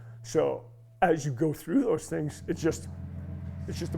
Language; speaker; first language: English; native; English